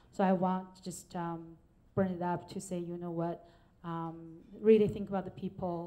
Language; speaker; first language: English; non-native, fluent; Chinese